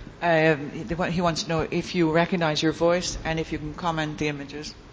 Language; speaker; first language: English; non-native, fluent; Italian